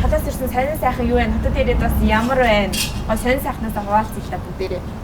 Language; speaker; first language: Mongolian; native; Mongolian